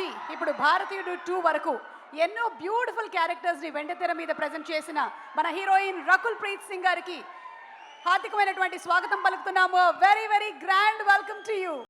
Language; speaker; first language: Telugu; native; Telugu